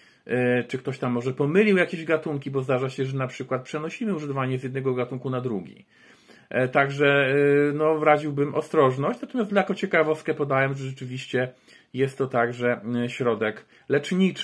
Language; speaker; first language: Polish; native; Polish